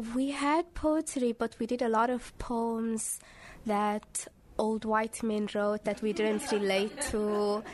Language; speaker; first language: English; early bilingual, other home language; Somali